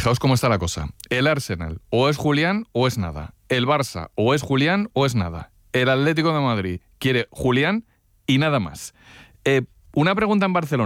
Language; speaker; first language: Spanish; native; Spanish